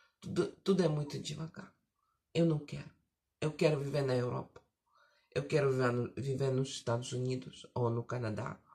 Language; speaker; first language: Portuguese; early bilingual, heritage; Portuguese